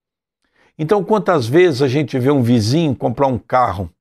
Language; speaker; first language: Portuguese; native; Portuguese